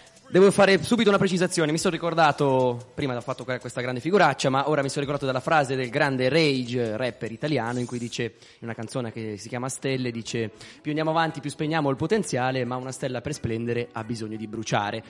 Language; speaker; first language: Italian; native; Italian